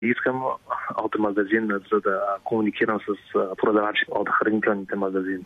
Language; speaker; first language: Bulgarian; non-native, fluent; Chinese